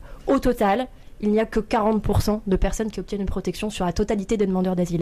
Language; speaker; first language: French; native; French